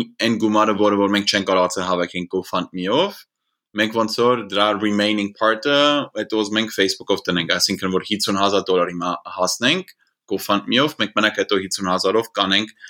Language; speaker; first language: Armenian; early bilingual, heritage; Armenian